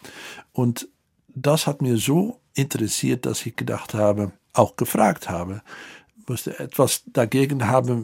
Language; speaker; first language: German; non-native, fluent; Dutch